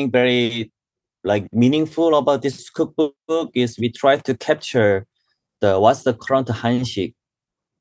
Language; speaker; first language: English; non-native, learner; Korean